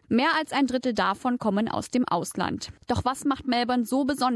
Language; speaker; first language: German; native; German